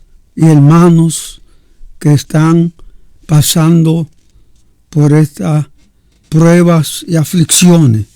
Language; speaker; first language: Spanish; native; Spanish